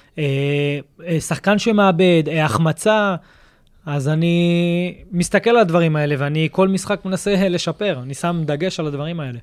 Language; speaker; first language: Hebrew; native; Hebrew